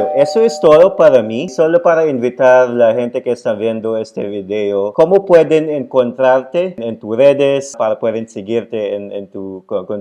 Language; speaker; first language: Spanish; non-native, fluent; Filipino